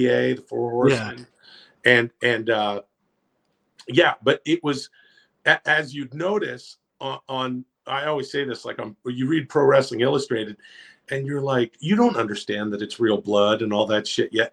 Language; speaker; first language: English; native; English